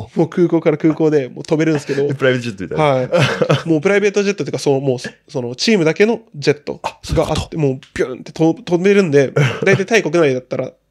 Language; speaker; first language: Japanese; native; Japanese